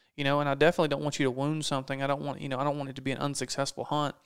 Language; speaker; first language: English; native; English